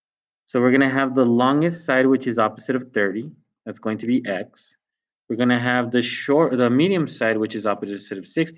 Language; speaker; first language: English; native; English